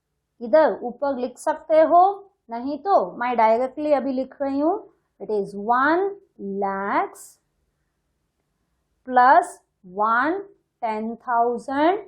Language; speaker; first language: Hindi; non-native, local second language; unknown